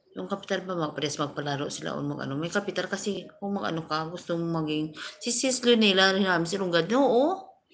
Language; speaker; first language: Filipino; non-native, local second language; Hiligaynon